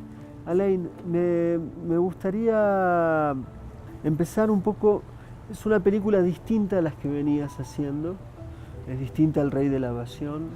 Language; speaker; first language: Spanish; native; Spanish